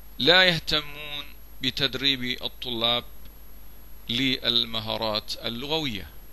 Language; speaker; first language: Arabic; non-native, fluent; Malay